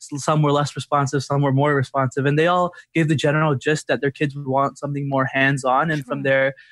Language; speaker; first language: English; native; English